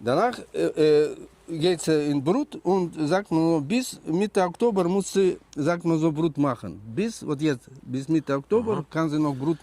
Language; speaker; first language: German; non-native, learner; Russian